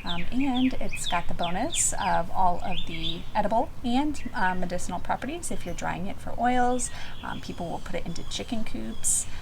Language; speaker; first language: English; native; English